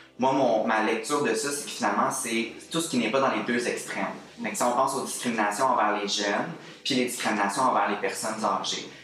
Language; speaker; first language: French; native; French